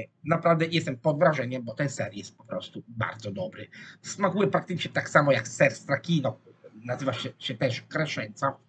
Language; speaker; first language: Polish; non-native, fluent; Italian